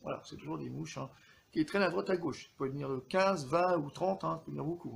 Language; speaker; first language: French; native; French